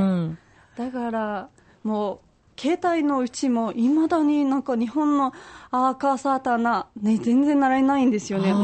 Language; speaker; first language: Japanese; non-native, fluent; Mongolian